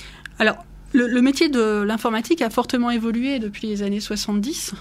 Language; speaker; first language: French; native; French